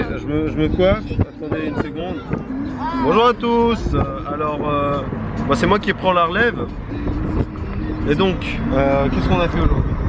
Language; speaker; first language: French; native; French